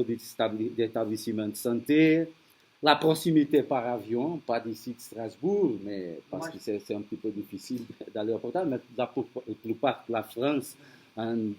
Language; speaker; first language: French; non-native, fluent; Portuguese